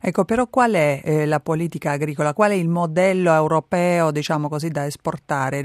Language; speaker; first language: Italian; native; Italian